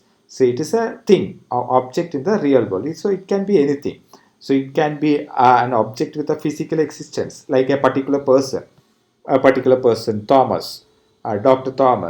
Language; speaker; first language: English; non-native, local second language; Malayalam